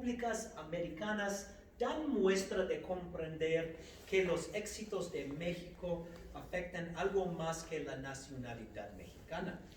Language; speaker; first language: Spanish; non-native, fluent; English